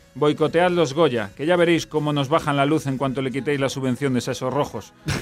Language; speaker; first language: Spanish; native; Spanish